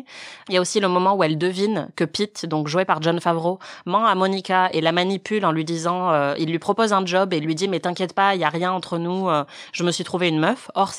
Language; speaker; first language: French; native; French